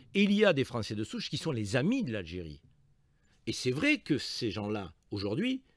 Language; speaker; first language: French; native; French